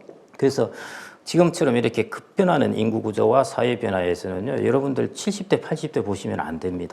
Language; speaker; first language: Korean; native; Korean